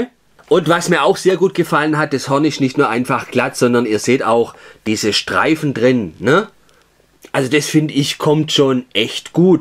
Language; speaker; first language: German; native; German